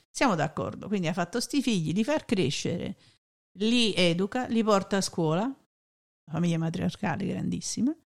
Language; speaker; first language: Italian; native; Italian